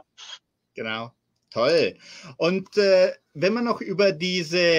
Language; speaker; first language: German; early bilingual, heritage; German